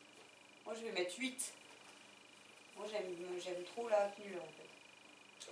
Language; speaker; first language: French; native; French